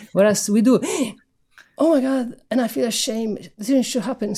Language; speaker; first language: English; non-native, fluent; Italian